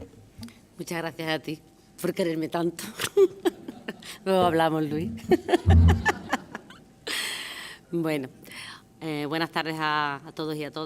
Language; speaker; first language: Spanish; native; Spanish